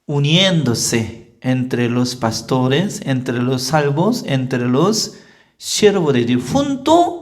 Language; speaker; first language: Spanish; non-native, learner; Korean